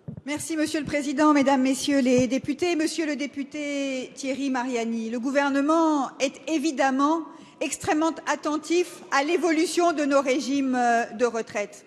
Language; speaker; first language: French; native; French